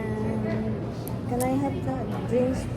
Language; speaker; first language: English; non-native, local second language; Cebuano